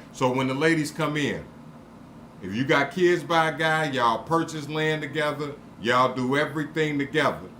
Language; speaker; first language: English; native; English